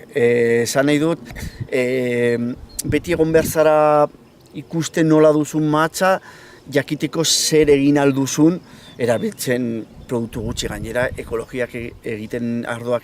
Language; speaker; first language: Basque; non-native, local second language; Spanish